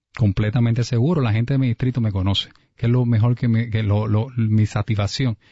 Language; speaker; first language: Spanish; native; Spanish